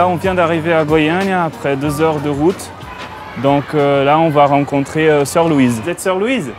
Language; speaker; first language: French; native; French